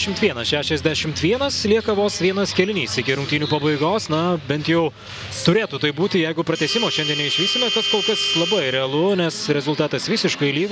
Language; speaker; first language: Lithuanian; native; Lithuanian